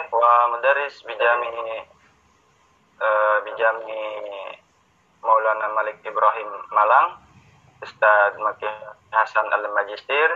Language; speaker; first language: Arabic; non-native, learner; Indonesian